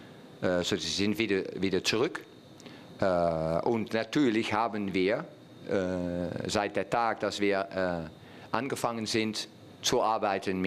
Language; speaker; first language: German; non-native, fluent; Dutch